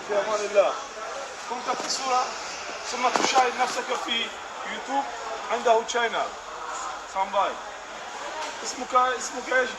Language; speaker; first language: Arabic; non-native, fluent; Tajik